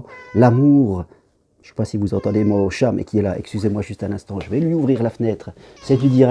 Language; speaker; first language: French; native; French